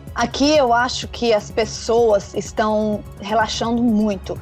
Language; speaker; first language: Portuguese; non-native, fluent; Danish